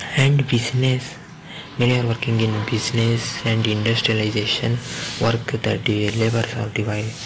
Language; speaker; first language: English; non-native, local second language; Kannada